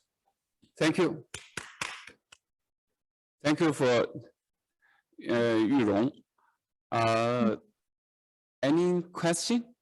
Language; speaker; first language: English; non-native, learner; Chinese